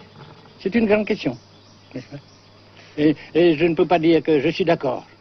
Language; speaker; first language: French; non-native, fluent; Vietnamese